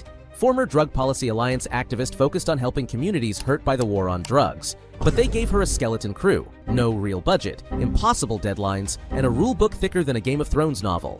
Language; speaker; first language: English; native; English